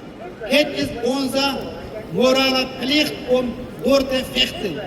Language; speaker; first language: Dutch; non-native, local second language; Uyghur